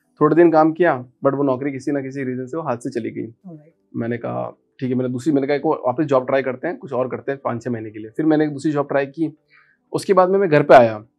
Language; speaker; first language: Hindi; native; Hindi